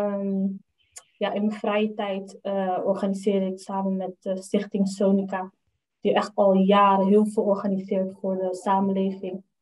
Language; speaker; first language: Dutch; early bilingual, other home language; Somali